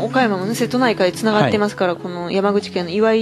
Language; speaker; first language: Japanese; native; Japanese